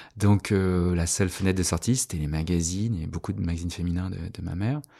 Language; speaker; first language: French; native; French